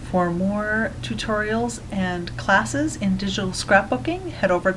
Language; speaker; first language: English; native; English